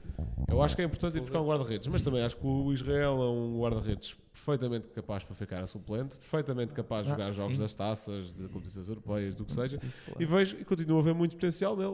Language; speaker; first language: Portuguese; native; Portuguese